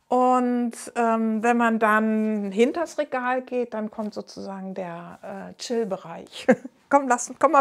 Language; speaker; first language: German; native; German